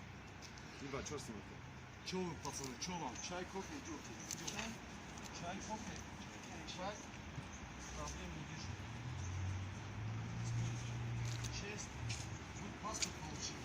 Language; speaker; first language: Russian; non-native, local second language; Tajik